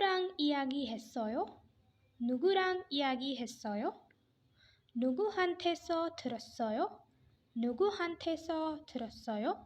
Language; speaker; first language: Korean; non-native, fluent; Hindi